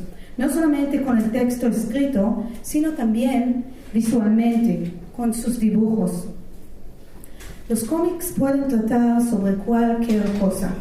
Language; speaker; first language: Spanish; non-native, fluent; Hebrew